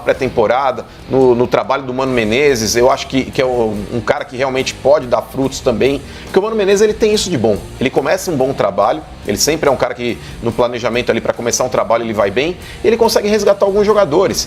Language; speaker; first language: Portuguese; native; Portuguese